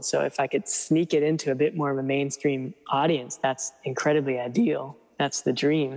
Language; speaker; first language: English; native; English